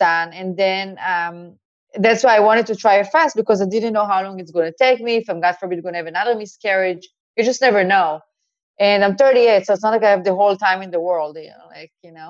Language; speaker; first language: English; non-native, fluent; Hebrew